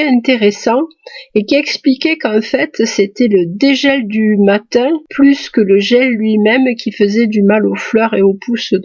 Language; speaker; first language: French; native; French